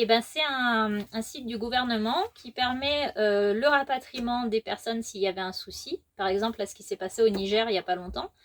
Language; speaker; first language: French; native; French